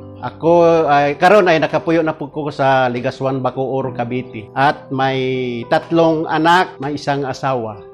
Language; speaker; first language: Filipino; non-native, local second language; Cebuano